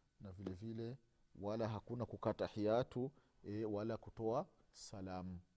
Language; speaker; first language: Swahili; native; Swahili